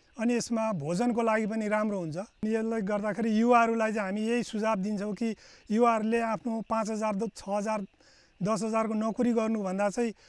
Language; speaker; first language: Nepali; native; Nepali